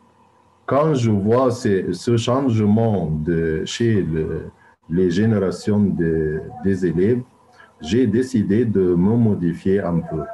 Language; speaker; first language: French; non-native, fluent; Arabic